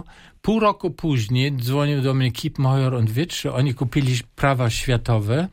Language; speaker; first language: Polish; non-native, fluent; German